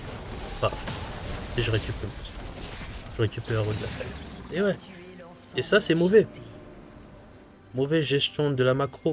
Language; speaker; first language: French; native; French